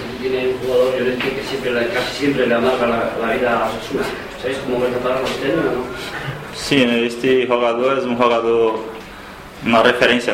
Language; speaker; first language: Spanish; non-native, learner; Portuguese